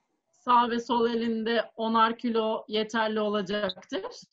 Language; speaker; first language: Turkish; native; Turkish